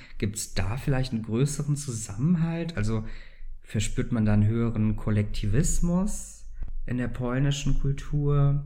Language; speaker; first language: German; native; German